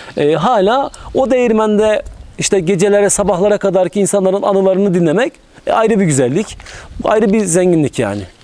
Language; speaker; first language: Turkish; native; Turkish